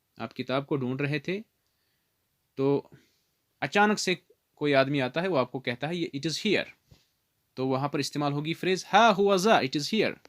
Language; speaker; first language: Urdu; non-native, local second language; Kashmiri